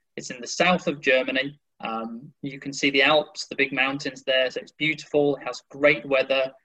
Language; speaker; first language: English; native; English